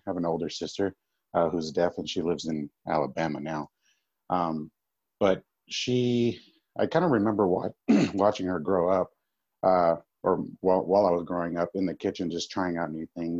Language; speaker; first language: English; native; English